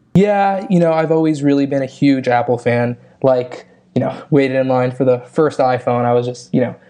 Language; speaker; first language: English; native; English